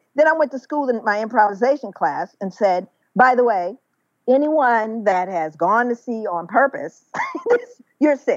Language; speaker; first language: English; native; English